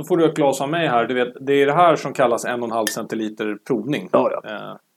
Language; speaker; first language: Swedish; native; Swedish